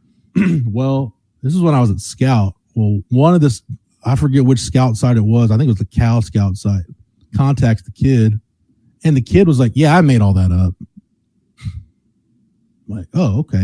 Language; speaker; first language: English; native; English